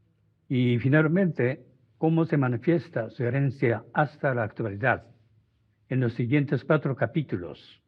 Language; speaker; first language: Spanish; non-native, fluent; Japanese